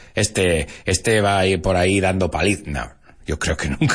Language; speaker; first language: Spanish; non-native, fluent; English